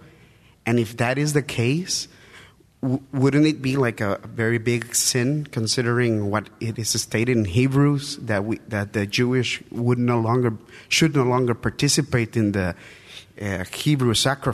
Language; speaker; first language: English; non-native, fluent; Spanish